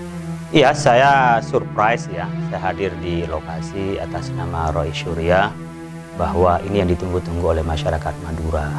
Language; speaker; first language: Indonesian; non-native, local second language; Madurese